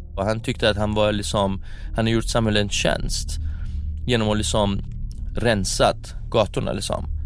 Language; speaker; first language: Swedish; non-native, fluent; Persian